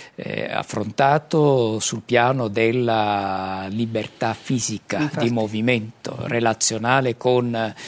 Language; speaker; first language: Italian; non-native, fluent; Arabic